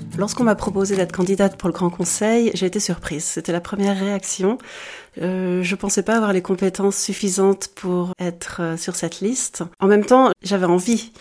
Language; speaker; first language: French; native; French